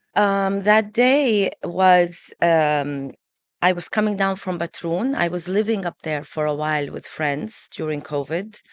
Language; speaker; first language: English; early bilingual, other home language; Arabic